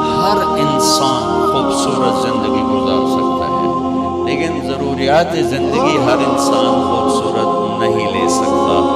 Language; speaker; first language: Urdu; non-native, local second language; Punjabi